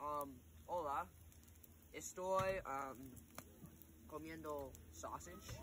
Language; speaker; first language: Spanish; non-native, learner; English